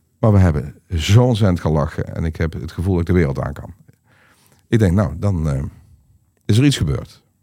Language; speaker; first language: Dutch; native; Dutch